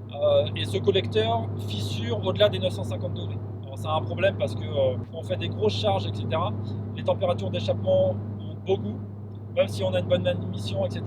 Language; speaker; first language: French; native; French